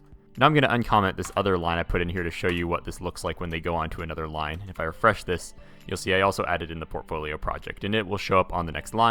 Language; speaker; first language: English; native; English